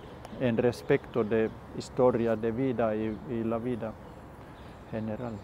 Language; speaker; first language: Spanish; non-native, learner; Finnish